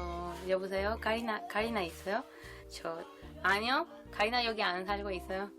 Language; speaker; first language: Korean; non-native, learner; Spanish